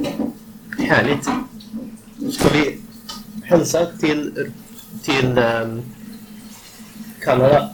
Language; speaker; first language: Swedish; native; Swedish